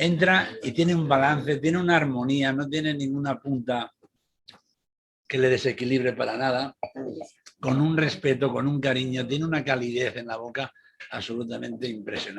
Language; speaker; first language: Spanish; native; Spanish